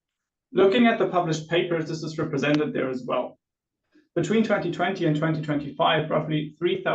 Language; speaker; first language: English; non-native, fluent; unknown